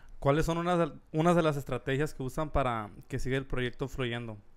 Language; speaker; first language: Spanish; early bilingual, heritage; Spanish